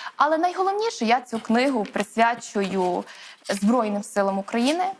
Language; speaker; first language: Ukrainian; native; Ukrainian